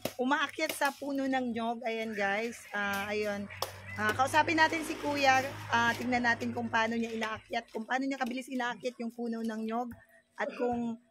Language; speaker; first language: Filipino; non-native, local second language; Bikol